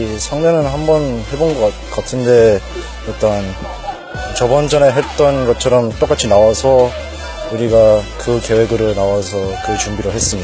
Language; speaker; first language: Korean; non-native, learner; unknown